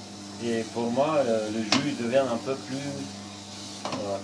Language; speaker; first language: French; non-native, fluent; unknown